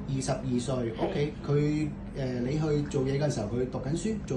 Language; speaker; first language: Cantonese; native; Cantonese